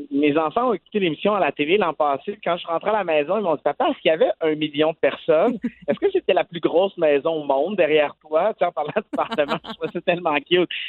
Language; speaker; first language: French; native; French